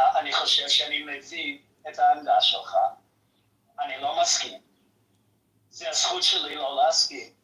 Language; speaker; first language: Hebrew; non-native, fluent; English